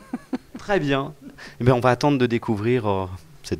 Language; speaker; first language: French; native; French